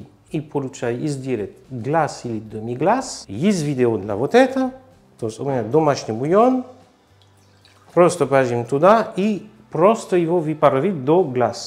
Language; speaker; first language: Russian; non-native, learner; French